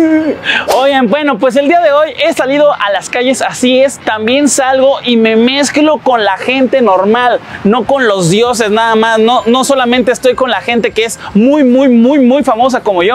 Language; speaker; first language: Spanish; native; Spanish